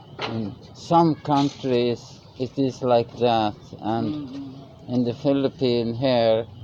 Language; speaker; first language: English; non-native, learner; Norwegian